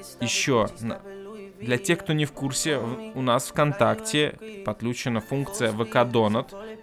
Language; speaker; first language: Russian; native; Russian